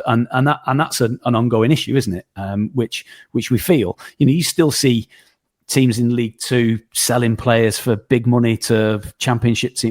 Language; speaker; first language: English; native; English